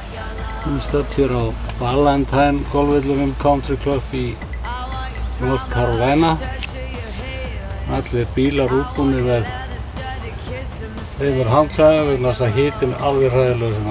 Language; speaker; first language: Icelandic; native; Icelandic